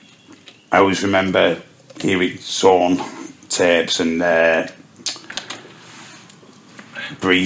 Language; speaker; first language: English; native; English